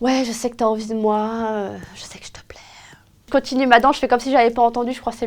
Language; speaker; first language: French; native; French